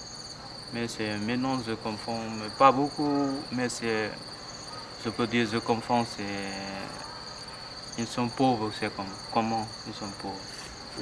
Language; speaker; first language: French; non-native, learner; Vietnamese